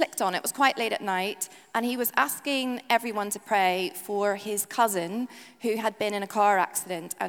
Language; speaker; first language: English; native; English